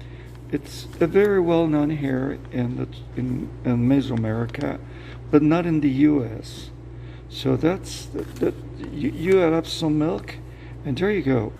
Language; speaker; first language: English; non-native, fluent; Spanish